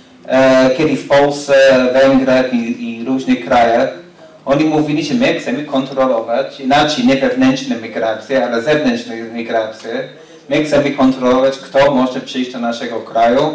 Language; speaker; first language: Polish; non-native, fluent; English